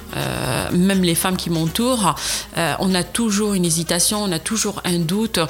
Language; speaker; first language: French; non-native, local second language; Arabic